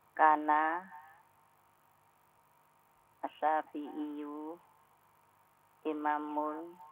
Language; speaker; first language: Arabic; non-native, learner; Indonesian